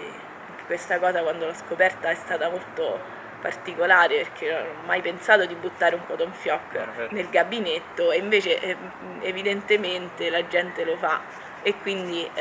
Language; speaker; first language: Italian; native; Italian